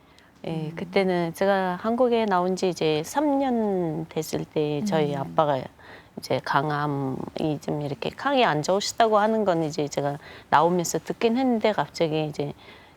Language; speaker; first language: Korean; non-native, fluent; Mongolian